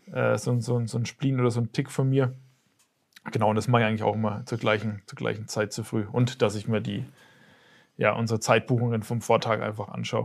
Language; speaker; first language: German; native; German